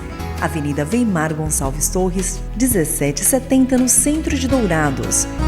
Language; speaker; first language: Portuguese; native; Portuguese